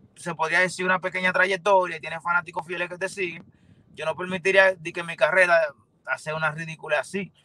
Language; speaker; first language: Spanish; native; Spanish